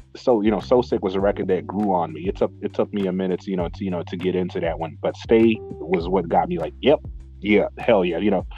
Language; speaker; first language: English; non-native, local second language; Shona